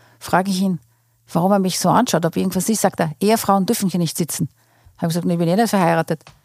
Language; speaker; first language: German; non-native, fluent; Portuguese